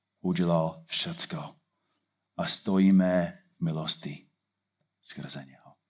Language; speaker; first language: Czech; non-native, fluent; English